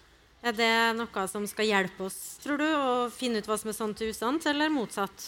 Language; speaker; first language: Norwegian; native; Norwegian